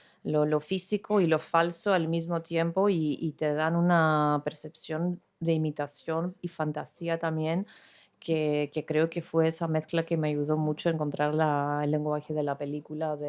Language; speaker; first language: Spanish; non-native, fluent; Greek